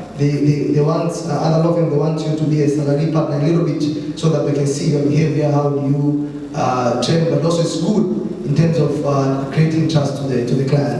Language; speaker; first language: English; non-native, local second language; Swahili